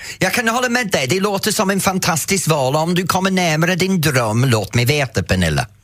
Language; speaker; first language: Swedish; non-native, fluent; English